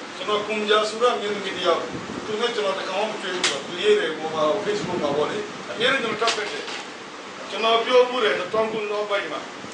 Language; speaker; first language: Burmese; non-native, local second language; Kachin